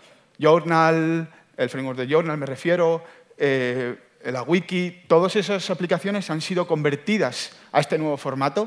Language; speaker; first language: Spanish; native; Spanish